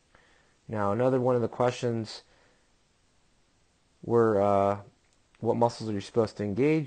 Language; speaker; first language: English; native; English